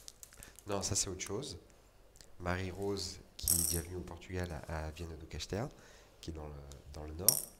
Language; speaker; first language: French; native; French